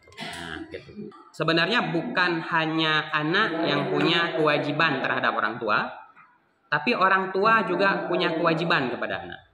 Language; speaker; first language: Indonesian; non-native, local second language; Achinese